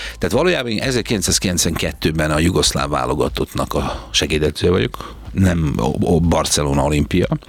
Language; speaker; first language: Hungarian; native; Hungarian